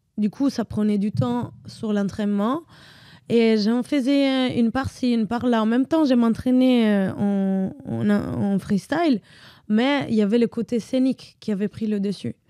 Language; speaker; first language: French; non-native, fluent; Italian